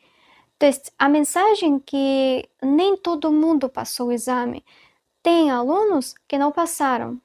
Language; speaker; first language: Portuguese; non-native, fluent; Russian